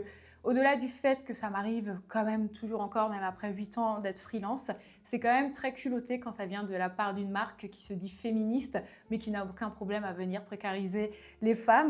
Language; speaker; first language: French; native; French